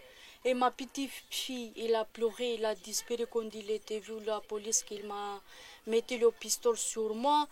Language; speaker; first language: French; non-native, learner; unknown